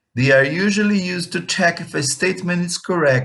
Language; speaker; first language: English; non-native, fluent; Portuguese